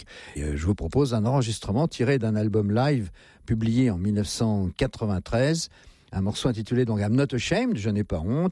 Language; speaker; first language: French; native; French